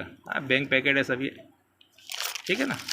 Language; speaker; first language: Hindi; native; Hindi